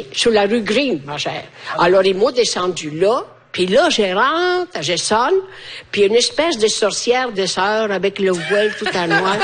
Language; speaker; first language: French; non-native, fluent; Italian